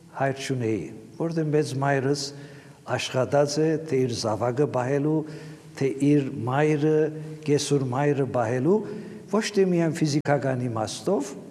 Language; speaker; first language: Armenian; native; Armenian